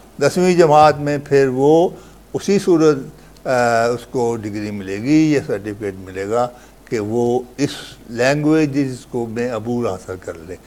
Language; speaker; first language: Urdu; native; Urdu